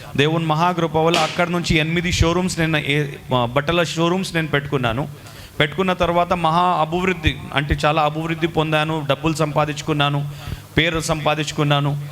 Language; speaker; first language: Telugu; non-native, local second language; Urdu